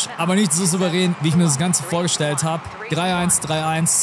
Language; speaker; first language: German; native; German